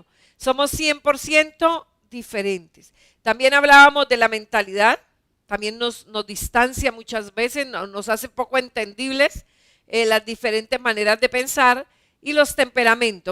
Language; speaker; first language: Spanish; native; Spanish